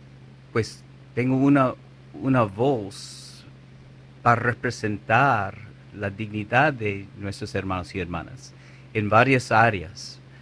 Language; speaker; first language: Spanish; non-native, fluent; English